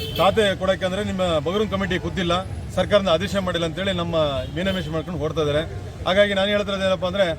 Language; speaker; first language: Kannada; native; Kannada